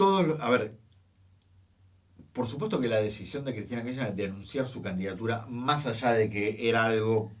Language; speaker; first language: Spanish; native; Spanish